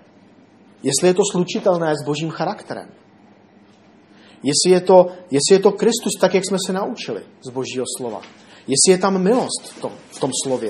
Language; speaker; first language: Czech; native; Czech